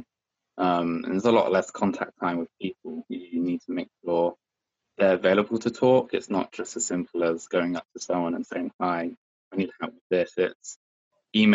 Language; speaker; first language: English; native; English